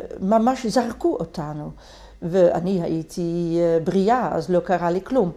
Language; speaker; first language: Hebrew; non-native, fluent; Dutch